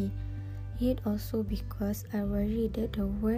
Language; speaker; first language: English; non-native, local second language; Malay